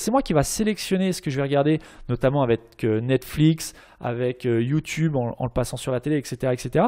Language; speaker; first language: French; native; French